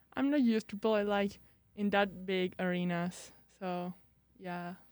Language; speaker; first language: English; non-native, fluent; Spanish